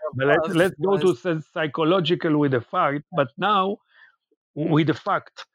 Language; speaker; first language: English; non-native, fluent; Hebrew